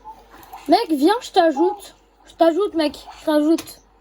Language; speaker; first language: French; native; French